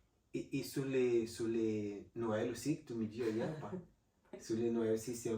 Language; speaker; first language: French; non-native, learner; Portuguese